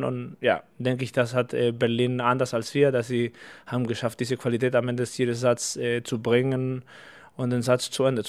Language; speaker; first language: German; non-native, fluent; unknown